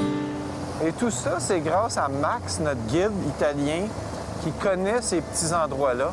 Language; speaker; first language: French; native; French